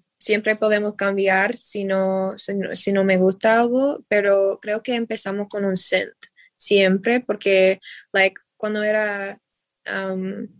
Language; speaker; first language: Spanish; non-native, learner; English